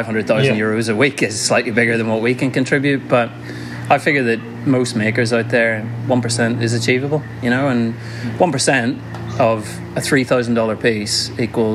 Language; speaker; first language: English; native; English